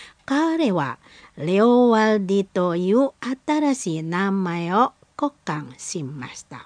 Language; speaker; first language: Japanese; non-native, learner; Indonesian